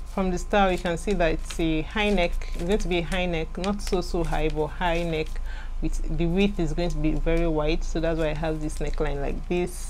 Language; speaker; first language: English; non-native, local second language; Igbo